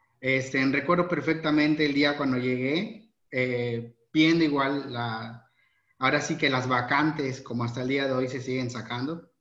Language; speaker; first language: Spanish; native; Spanish